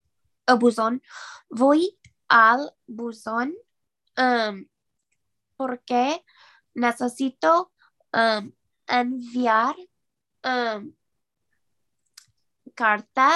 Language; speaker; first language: Spanish; non-native, learner; English